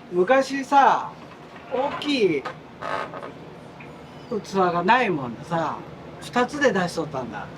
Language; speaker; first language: Japanese; native; Japanese